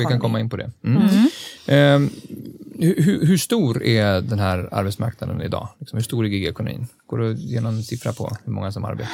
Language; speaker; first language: Swedish; native; Swedish